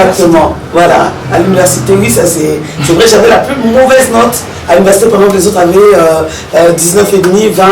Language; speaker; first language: French; early bilingual, other home language; Lingala